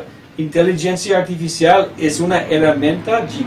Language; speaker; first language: Portuguese; non-native, learner; English